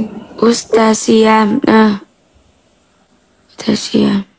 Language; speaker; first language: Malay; non-native, learner; Vietnamese